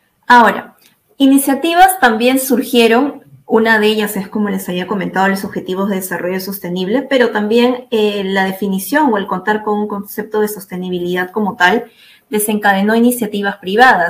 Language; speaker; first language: Spanish; native; Spanish